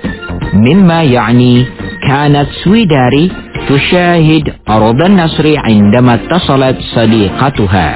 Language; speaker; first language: Arabic; non-native, fluent; Indonesian